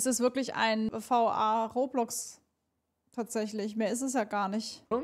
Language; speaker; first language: German; native; German